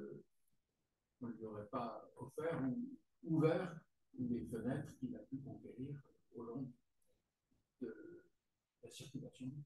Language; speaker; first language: French; native; French